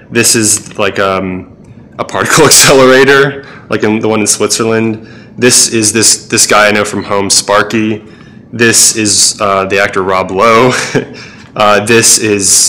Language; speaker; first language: English; native; English